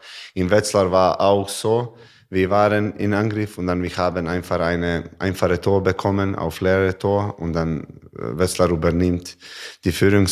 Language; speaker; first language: German; non-native, learner; Serbian